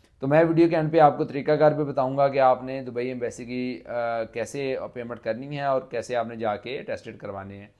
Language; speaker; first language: Urdu; non-native, local second language; Punjabi